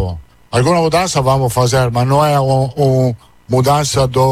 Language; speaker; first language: Portuguese; non-native, learner; Italian